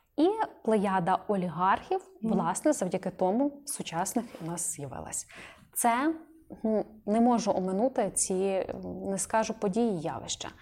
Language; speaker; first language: Ukrainian; native; Ukrainian